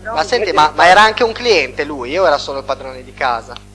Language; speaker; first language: Italian; native; Italian